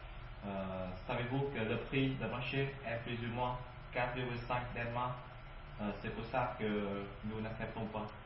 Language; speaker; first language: French; non-native, learner; Vietnamese